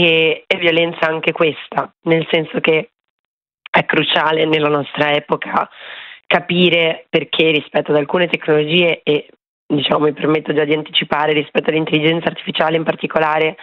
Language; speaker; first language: Italian; native; Italian